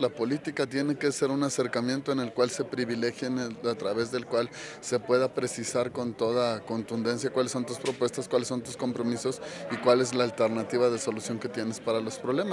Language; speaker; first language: Spanish; native; Spanish